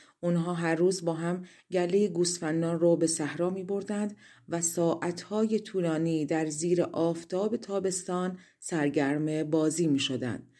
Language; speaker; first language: Persian; native; Persian